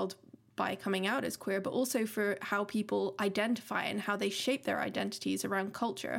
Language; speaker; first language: English; non-native, local second language; Cantonese